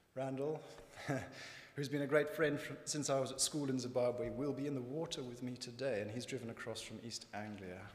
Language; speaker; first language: English; native; English